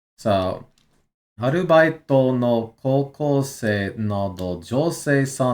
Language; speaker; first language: Japanese; non-native, learner; English